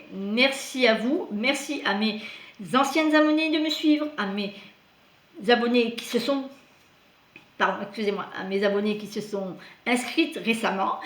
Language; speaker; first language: French; native; French